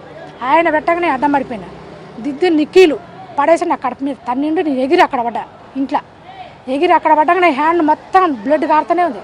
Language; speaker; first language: Telugu; native; Telugu